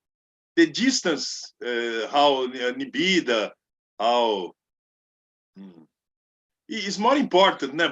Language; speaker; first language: English; non-native, learner; Portuguese